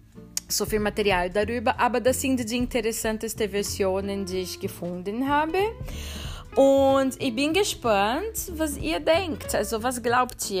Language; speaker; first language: German; non-native, fluent; Portuguese